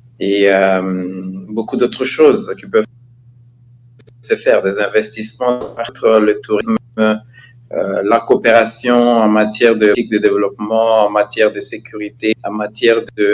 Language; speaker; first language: French; non-native, local second language; Kinyarwanda